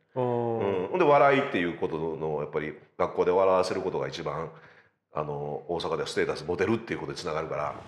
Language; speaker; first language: Japanese; native; Japanese